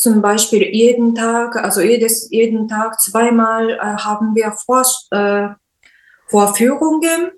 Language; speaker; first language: German; non-native, learner; Japanese